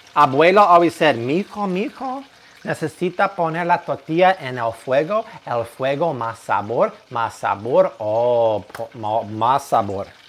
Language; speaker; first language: Spanish; non-native, learner; English